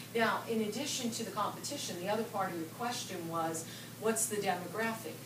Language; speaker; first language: English; native; English